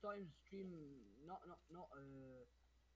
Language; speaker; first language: English; non-native, learner; Arabic